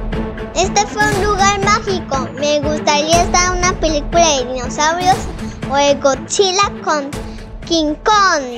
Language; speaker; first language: Spanish; early bilingual, heritage; Spanish